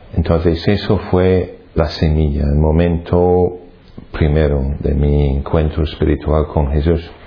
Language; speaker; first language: Spanish; non-native, fluent; English